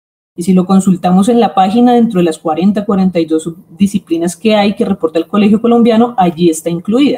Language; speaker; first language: Spanish; native; Spanish